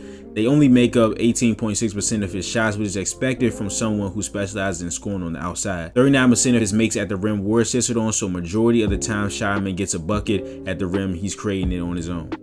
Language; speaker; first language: English; native; English